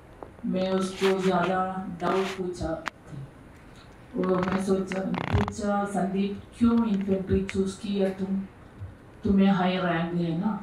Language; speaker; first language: Hindi; non-native, local second language; Malayalam